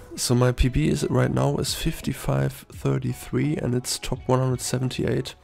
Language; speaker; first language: English; non-native, fluent; German